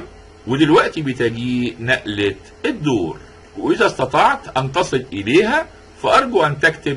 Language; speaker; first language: Arabic; native; Arabic